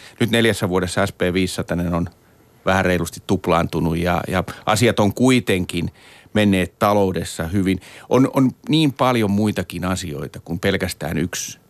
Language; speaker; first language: Finnish; native; Finnish